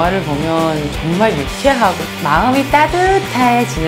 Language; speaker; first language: Korean; native; Korean